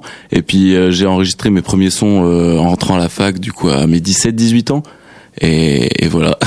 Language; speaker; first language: French; native; French